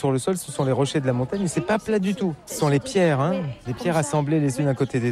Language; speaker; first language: French; native; French